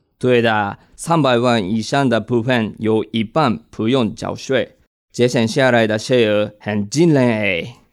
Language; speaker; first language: Chinese; non-native, fluent; Japanese